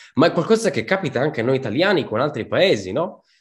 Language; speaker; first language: Italian; native; Italian